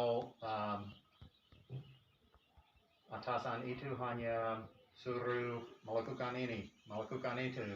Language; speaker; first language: Indonesian; non-native, fluent; English